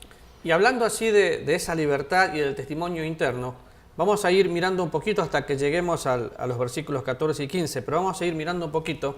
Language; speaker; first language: Spanish; native; Spanish